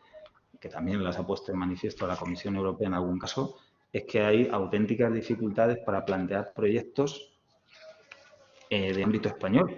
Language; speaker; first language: Spanish; native; Spanish